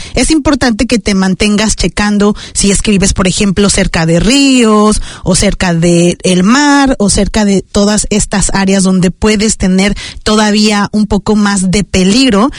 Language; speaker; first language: Spanish; native; Spanish